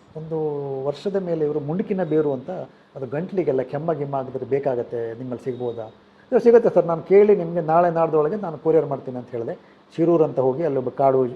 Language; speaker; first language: Kannada; native; Kannada